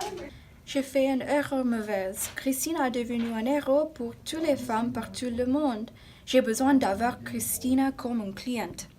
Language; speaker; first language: French; non-native, learner; English